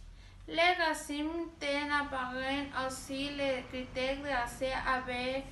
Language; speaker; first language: French; non-native, learner; Spanish